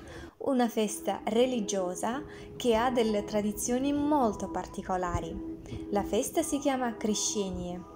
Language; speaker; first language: Italian; non-native, fluent; Russian